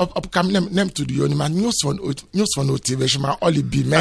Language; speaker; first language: Hungarian; non-native, fluent; Yoruba